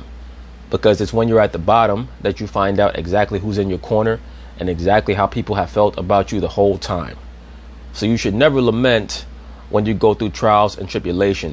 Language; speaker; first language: English; native; English